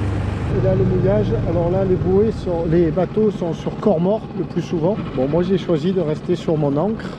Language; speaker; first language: French; native; French